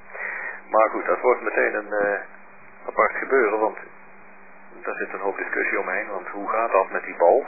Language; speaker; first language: Dutch; native; Dutch